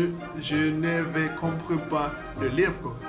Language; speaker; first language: French; non-native, learner; Spanish